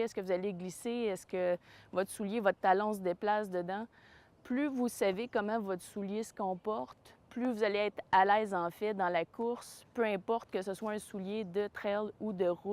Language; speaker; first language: French; native; French